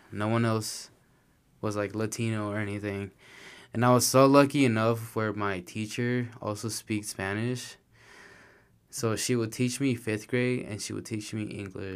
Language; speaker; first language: English; non-native, fluent; Spanish